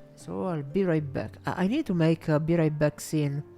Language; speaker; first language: English; non-native, fluent; Italian